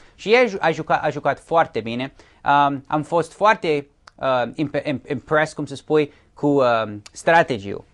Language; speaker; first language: Romanian; early bilingual, heritage; Romanian